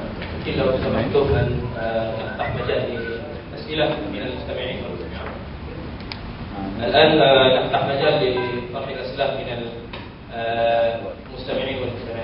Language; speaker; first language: Arabic; non-native, fluent; Malay